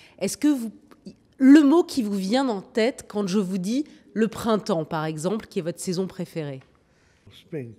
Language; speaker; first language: French; native; French